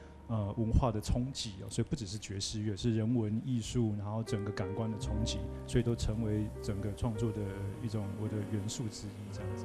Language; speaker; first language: Chinese; native; Chinese